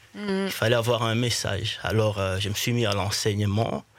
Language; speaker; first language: French; non-native, local second language; Swahili